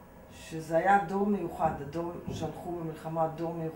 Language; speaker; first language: Hebrew; native; Hebrew